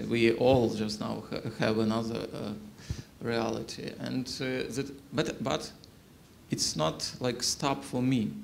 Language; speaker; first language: English; non-native, learner; Ukrainian